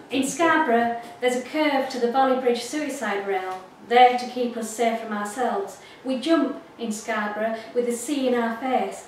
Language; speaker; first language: English; native; English